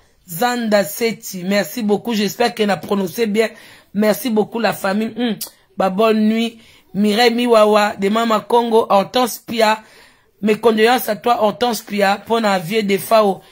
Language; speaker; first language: French; non-native, local second language; Lingala